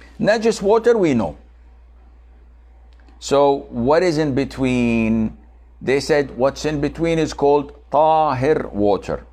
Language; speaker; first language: English; non-native, fluent; Arabic